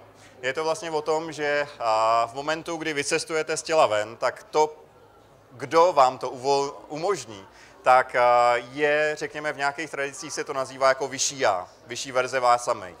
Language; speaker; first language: Czech; native; Czech